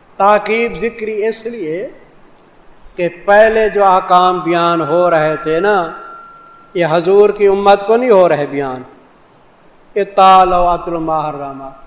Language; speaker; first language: Urdu; non-native, local second language; Saraiki